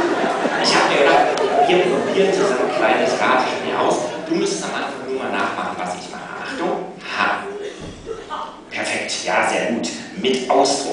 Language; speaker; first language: German; native; German